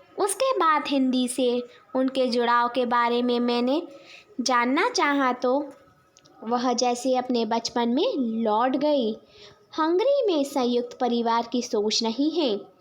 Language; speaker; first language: Hindi; native; Hindi